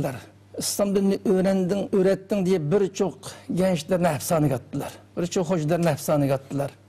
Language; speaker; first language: Turkish; non-native, learner; Uyghur